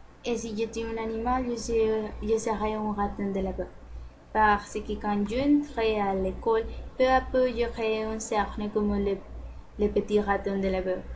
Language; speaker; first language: French; non-native, learner; Spanish